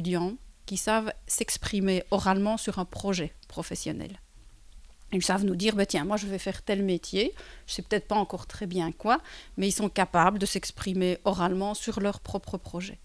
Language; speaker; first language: French; native; French